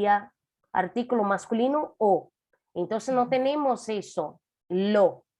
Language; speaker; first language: Spanish; non-native, fluent; Portuguese